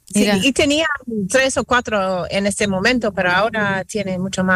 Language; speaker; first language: Spanish; non-native, fluent; English